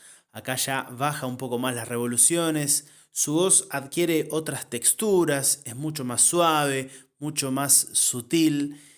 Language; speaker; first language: Spanish; native; Spanish